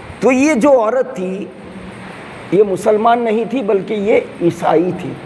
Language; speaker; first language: Urdu; native; Urdu